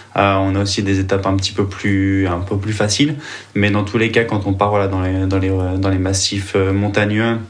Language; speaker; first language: French; native; French